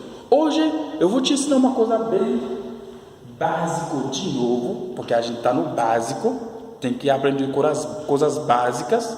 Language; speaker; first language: Portuguese; non-native, fluent; Haitian Creole